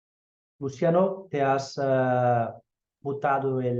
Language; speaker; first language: Spanish; non-native, fluent; Portuguese